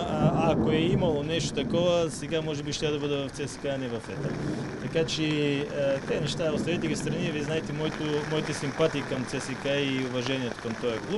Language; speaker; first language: Bulgarian; native; Bulgarian